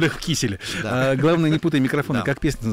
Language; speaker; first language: Russian; native; Russian